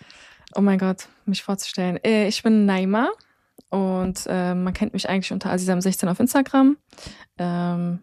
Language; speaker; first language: German; early bilingual, other home language; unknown